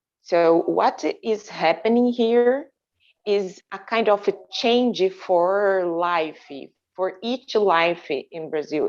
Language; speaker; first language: English; non-native, fluent; Portuguese